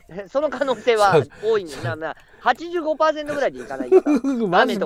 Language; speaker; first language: Japanese; native; Japanese